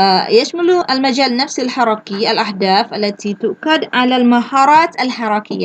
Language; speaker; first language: Arabic; non-native, fluent; Indonesian